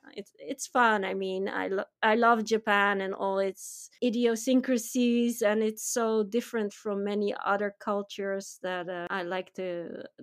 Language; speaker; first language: English; non-native, fluent; Dutch